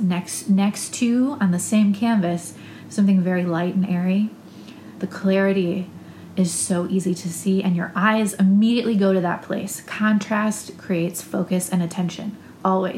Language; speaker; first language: English; native; English